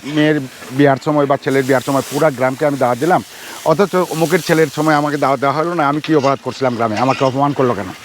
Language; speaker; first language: Bangla; non-native, local second language; Manipuri